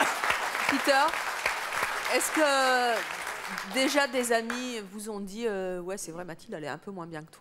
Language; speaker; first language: French; native; French